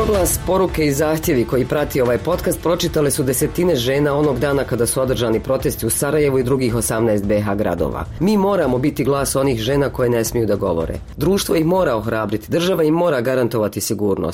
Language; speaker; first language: Serbian; native; Serbian